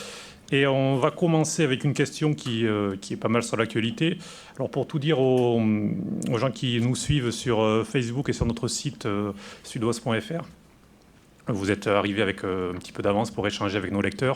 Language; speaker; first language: French; native; French